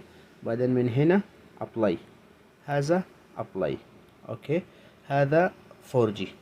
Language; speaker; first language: Arabic; non-native, learner; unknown